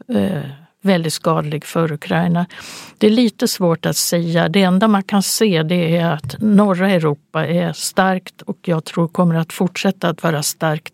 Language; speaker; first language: Swedish; native; Swedish